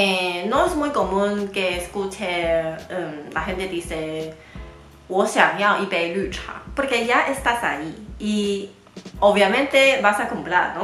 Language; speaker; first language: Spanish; non-native, fluent; Chinese